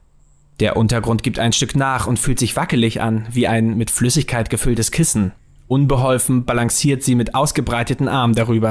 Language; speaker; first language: German; native; German